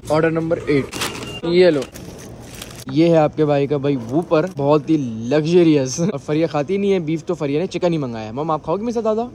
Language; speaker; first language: Urdu; native; Urdu